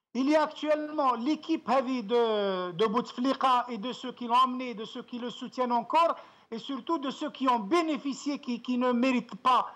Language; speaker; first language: French; non-native, local second language; Arabic